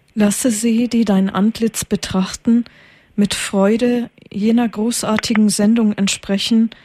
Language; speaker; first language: German; native; German